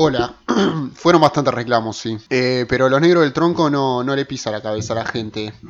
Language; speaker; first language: Spanish; native; Spanish